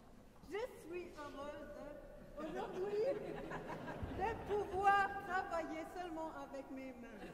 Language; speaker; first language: French; non-native, fluent; German